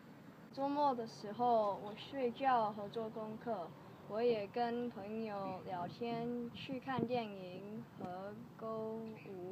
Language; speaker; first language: Chinese; non-native, learner; English